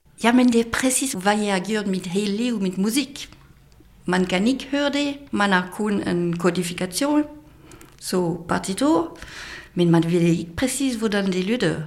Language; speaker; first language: Danish; non-native, fluent; French